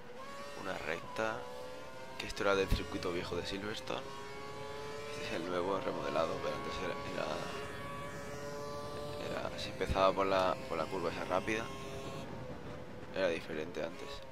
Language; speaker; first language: Spanish; native; Spanish